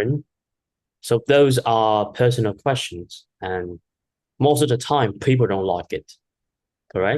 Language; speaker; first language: English; non-native, fluent; Vietnamese